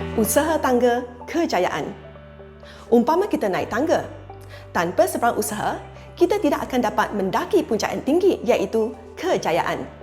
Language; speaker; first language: Malay; non-native, local second language; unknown